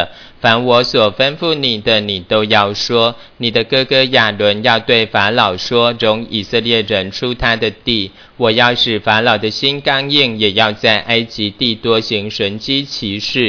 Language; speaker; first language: Chinese; native; Chinese